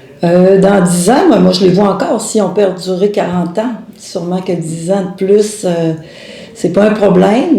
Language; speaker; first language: French; native; French